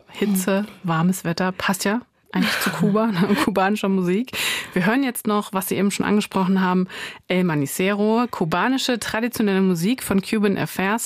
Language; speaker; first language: German; native; German